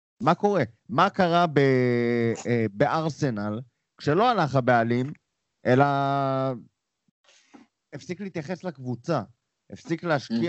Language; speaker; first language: Hebrew; native; Hebrew